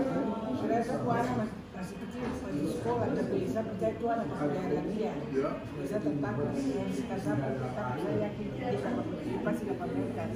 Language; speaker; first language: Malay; non-native, local second language; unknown